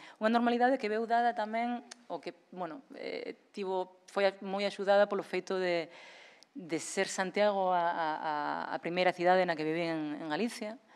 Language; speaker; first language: Galician; non-native, local second language; Spanish